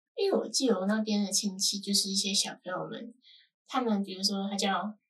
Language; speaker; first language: Chinese; native; Chinese